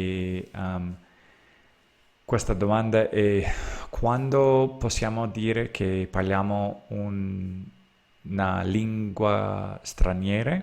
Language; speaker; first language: Italian; non-native, learner; English